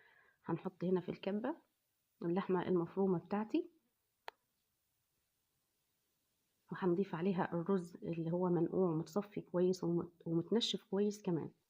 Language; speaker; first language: Arabic; native; Arabic